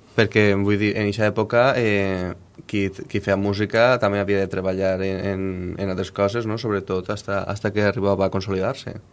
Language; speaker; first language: Catalan; native; Catalan